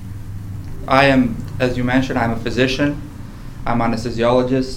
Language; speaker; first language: English; non-native, fluent; Bosnian